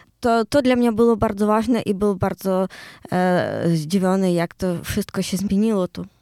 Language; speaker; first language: Polish; non-native, learner; Ukrainian